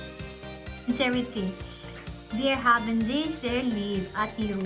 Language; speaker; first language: German; non-native, learner; Filipino